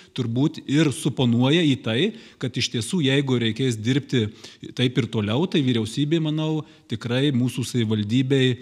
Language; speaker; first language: Lithuanian; native; Lithuanian